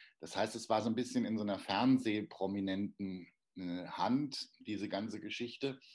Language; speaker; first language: German; native; German